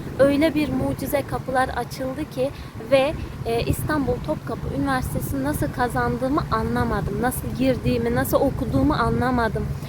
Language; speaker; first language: Turkish; early bilingual, heritage; Uzbek